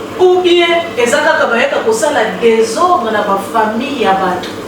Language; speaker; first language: Lingala; native; Lingala